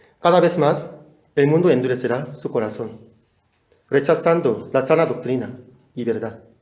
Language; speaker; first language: Spanish; non-native, fluent; Korean